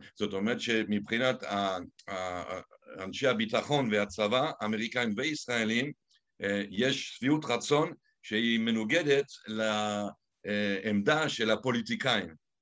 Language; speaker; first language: Hebrew; native; Hebrew